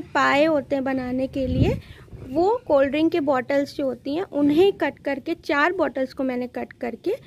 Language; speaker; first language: Hindi; native; Hindi